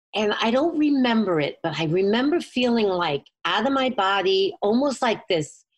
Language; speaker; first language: English; native; English